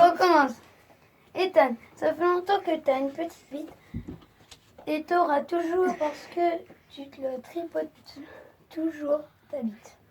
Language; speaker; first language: French; native; French